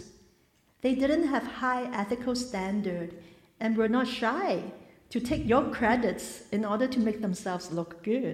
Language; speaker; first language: English; non-native, local second language; Cantonese